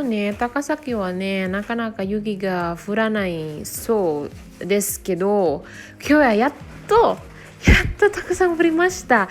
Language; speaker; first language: Japanese; non-native, fluent; Indonesian